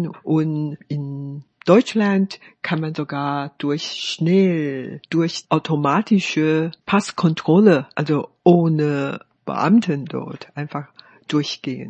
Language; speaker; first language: German; non-native, fluent; Chinese